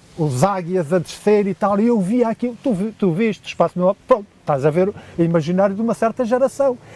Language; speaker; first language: Portuguese; native; Portuguese